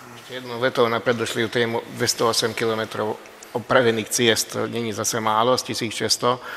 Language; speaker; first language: Slovak; non-native, local second language; Hungarian